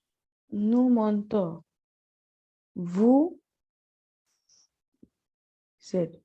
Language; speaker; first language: French; non-native, learner; Bangla